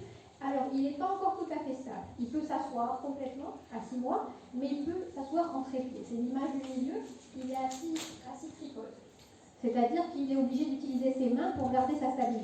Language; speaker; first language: French; non-native, local second language; Arabic